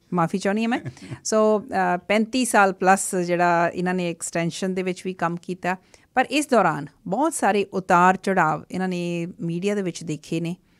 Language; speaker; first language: Punjabi; native; Punjabi